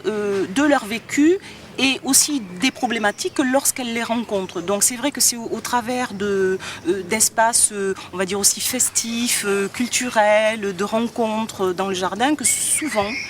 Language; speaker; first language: French; native; French